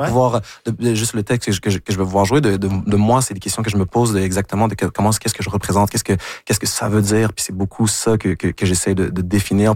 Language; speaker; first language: French; early bilingual, other home language; Haitian Creole